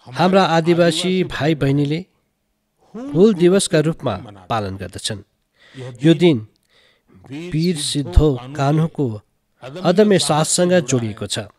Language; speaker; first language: Nepali; native; Nepali